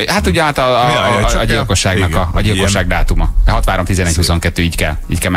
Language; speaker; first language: Hungarian; native; Hungarian